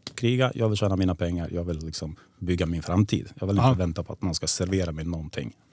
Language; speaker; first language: Swedish; early bilingual, other home language; Serbian